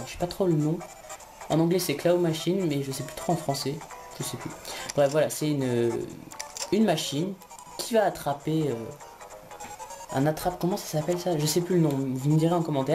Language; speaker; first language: French; native; French